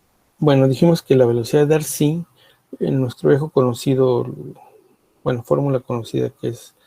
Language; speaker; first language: Spanish; native; Spanish